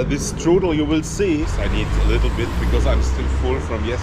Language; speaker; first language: English; non-native, fluent; German